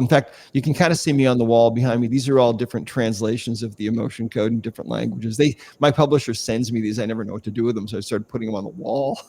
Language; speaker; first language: English; native; English